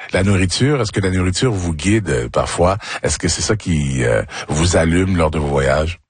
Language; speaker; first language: French; native; French